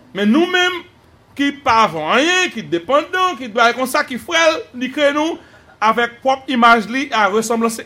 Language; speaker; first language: French; non-native, local second language; Haitian Creole